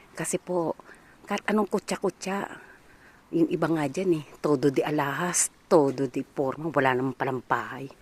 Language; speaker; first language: Filipino; native; Filipino